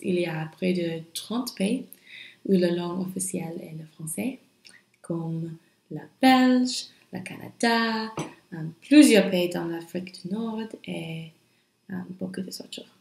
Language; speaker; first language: French; non-native, learner; English